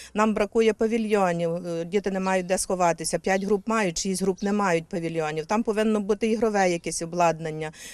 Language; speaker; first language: Ukrainian; native; Ukrainian